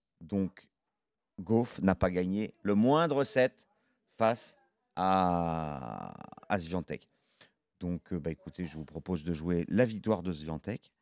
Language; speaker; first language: French; native; French